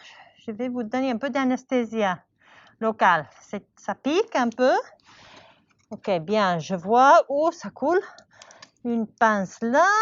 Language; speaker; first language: French; non-native, learner; English